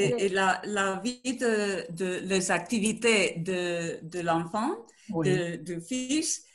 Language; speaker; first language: French; non-native, learner; Spanish